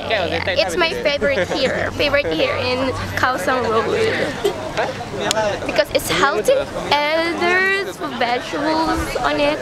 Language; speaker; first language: English; non-native, fluent; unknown